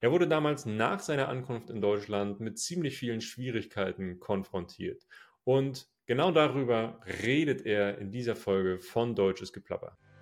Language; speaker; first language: German; native; German